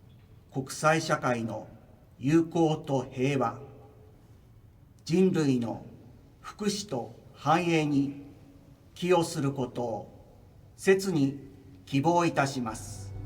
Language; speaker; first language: Japanese; native; Japanese